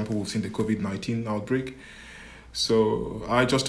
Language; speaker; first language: English; non-native, local second language; Igbo